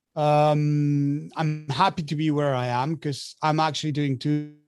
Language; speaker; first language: English; non-native, fluent; Spanish